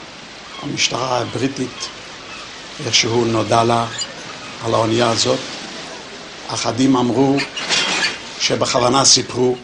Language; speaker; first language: Hebrew; non-native, fluent; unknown